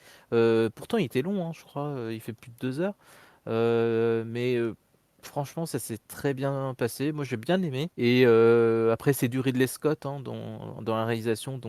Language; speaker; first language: French; native; French